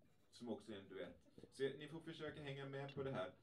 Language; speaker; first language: Swedish; native; Swedish